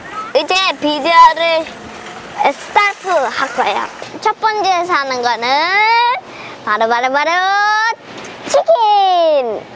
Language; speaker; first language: Korean; early bilingual, heritage; Korean